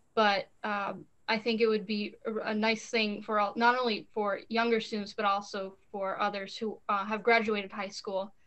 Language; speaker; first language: English; native; English